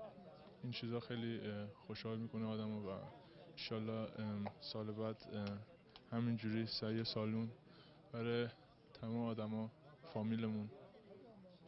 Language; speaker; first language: Persian; early bilingual, heritage; Persian